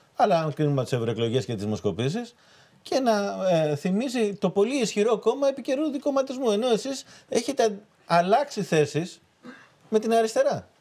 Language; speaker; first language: Greek; native; Greek